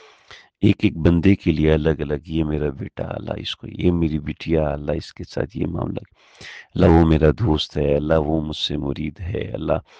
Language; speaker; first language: Urdu; native; Urdu